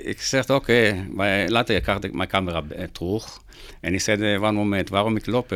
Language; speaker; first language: Dutch; non-native, learner; Hebrew